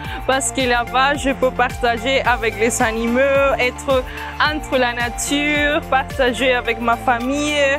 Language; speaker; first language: French; non-native, fluent; Spanish